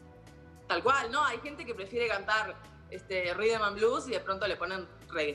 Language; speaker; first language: Spanish; native; Spanish